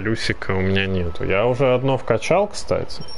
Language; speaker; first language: Russian; native; Russian